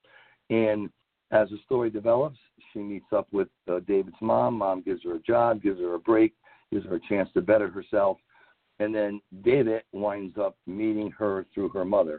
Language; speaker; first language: English; native; English